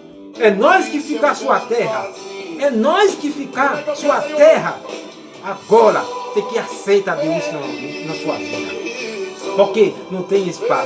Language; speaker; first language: Portuguese; non-native, learner; Haitian Creole